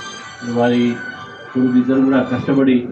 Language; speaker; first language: Telugu; native; Telugu